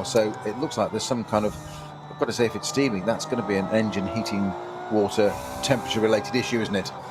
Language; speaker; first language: English; native; English